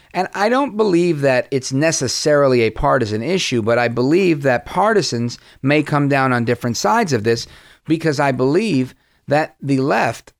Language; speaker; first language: English; early bilingual, other home language; Spanish